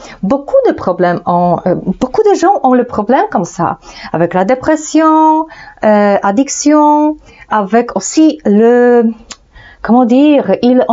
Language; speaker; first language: French; non-native, fluent; Polish